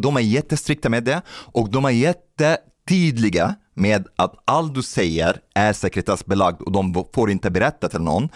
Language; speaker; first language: Swedish; non-native, fluent; Arabic